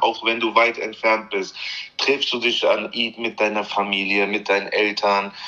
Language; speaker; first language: German; early bilingual, other home language; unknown